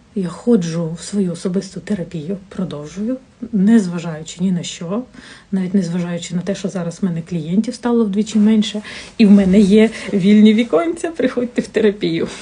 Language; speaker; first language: Ukrainian; non-native, local second language; Russian